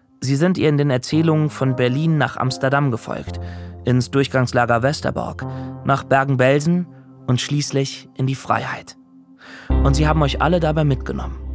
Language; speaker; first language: German; native; German